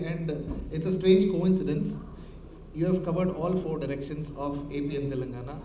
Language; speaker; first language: Telugu; native; Telugu